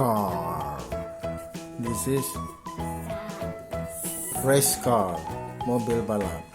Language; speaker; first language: English; non-native, learner; Indonesian